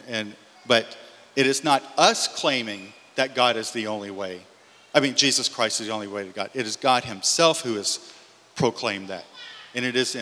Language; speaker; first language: English; native; English